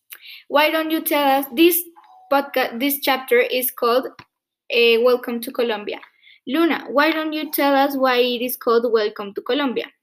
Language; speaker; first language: English; non-native, fluent; Spanish